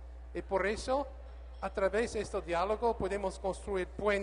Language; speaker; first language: Spanish; non-native, learner; English